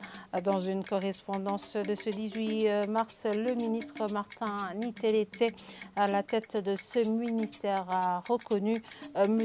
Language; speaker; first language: French; non-native, local second language; Rundi